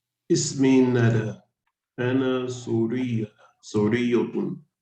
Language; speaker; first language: Arabic; non-native, learner; English